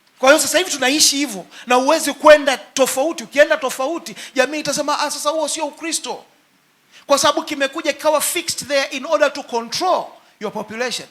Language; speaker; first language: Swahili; native; Swahili